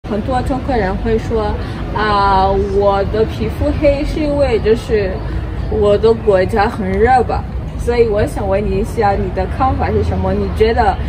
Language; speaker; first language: Chinese; non-native, fluent; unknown